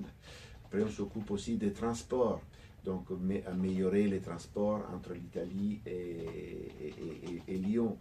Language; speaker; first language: French; non-native, fluent; Italian